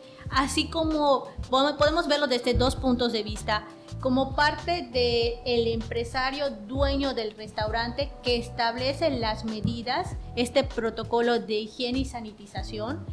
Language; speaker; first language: Spanish; native; Spanish